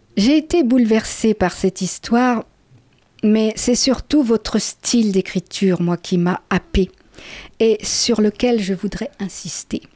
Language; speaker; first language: French; native; French